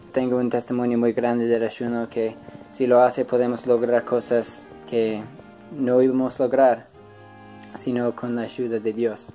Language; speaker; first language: Spanish; non-native, fluent; English